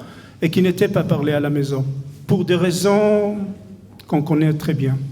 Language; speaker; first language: French; non-native, fluent; Hebrew